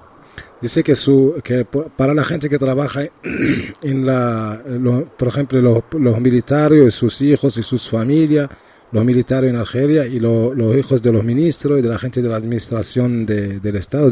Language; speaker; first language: Spanish; non-native, learner; Arabic